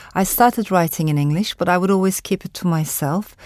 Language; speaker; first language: English; non-native, fluent; Turkish